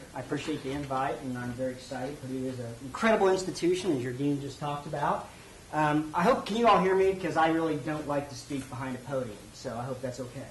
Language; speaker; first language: English; native; English